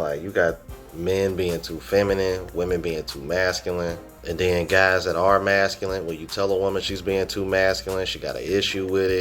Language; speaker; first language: English; native; English